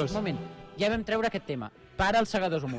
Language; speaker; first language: Catalan; native; Catalan